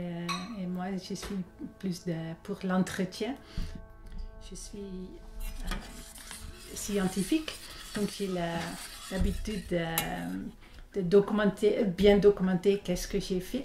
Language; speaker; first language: French; non-native, fluent; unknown